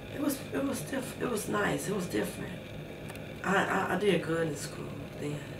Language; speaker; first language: English; native; English